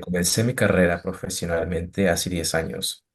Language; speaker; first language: Spanish; early bilingual, heritage; Spanish